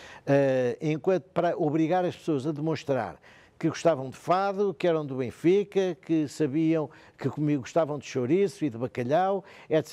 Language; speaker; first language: Portuguese; native; Portuguese